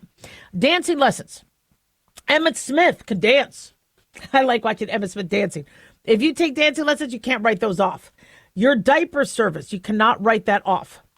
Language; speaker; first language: English; native; English